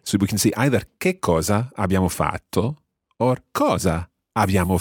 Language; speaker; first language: Italian; non-native, fluent; English